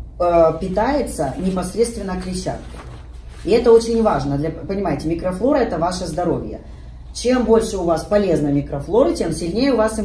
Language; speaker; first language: Russian; native; Russian